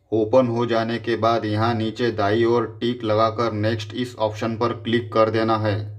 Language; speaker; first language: Hindi; native; Hindi